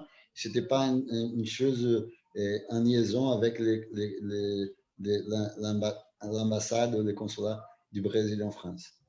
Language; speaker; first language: French; non-native, fluent; Portuguese